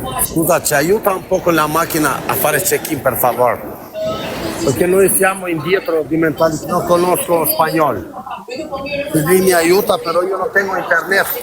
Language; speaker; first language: Italian; non-native, fluent; Albanian